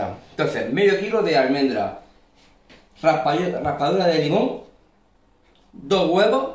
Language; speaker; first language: Spanish; native; Spanish